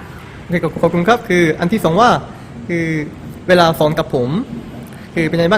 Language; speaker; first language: Thai; non-native, learner; Korean